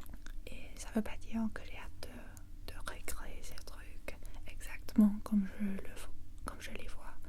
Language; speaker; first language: French; non-native, fluent; English